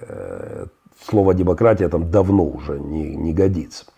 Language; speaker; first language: Russian; native; Russian